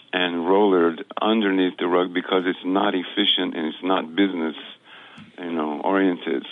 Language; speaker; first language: English; native; English